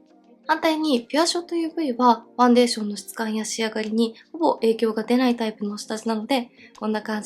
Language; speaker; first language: Japanese; native; Japanese